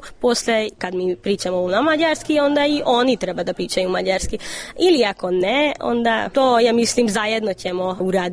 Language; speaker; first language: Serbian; non-native, local second language; Hungarian